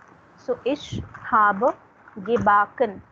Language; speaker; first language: German; non-native, fluent; Hindi